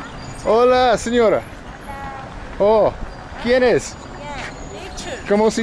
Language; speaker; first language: Spanish; non-native, learner; English